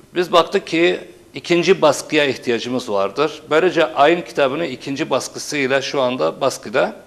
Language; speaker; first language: Turkish; non-native, local second language; Turoyo